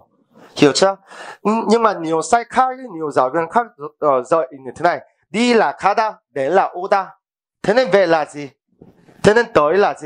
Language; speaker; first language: Vietnamese; non-native, fluent; Korean